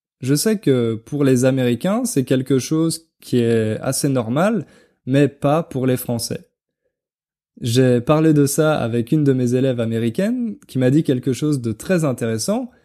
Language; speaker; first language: French; native; French